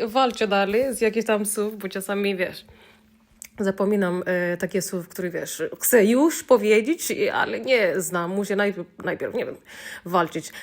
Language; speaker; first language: Polish; non-native, learner; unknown